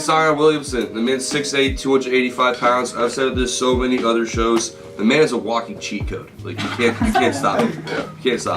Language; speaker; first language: English; native; English